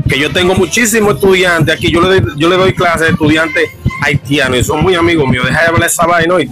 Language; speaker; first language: Spanish; native; Spanish